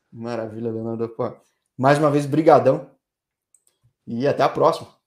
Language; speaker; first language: Portuguese; native; Portuguese